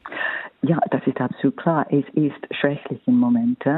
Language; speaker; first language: German; non-native, fluent; English